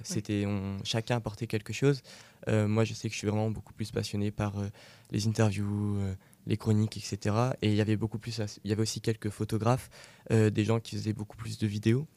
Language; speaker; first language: French; native; French